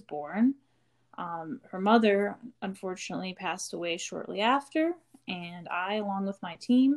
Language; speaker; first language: English; native; English